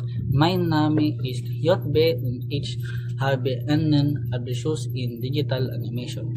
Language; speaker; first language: German; non-native, learner; Filipino